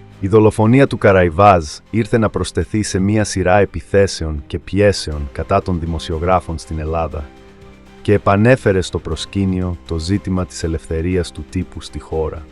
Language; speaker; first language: Greek; native; Greek